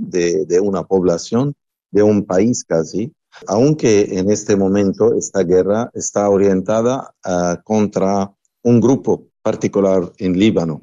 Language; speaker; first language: Spanish; non-native, fluent; Arabic